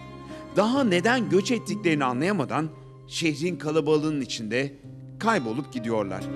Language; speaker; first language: Turkish; native; Turkish